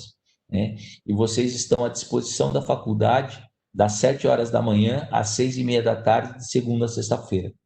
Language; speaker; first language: Portuguese; native; Portuguese